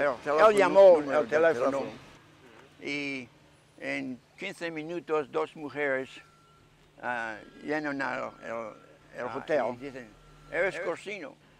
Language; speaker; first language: Spanish; native; Spanish